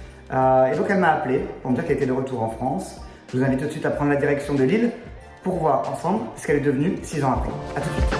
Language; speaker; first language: French; native; French